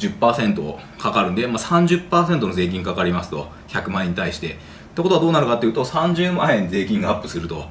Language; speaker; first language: Japanese; native; Japanese